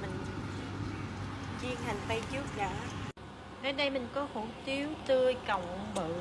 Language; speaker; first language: Vietnamese; early bilingual, heritage; Vietnamese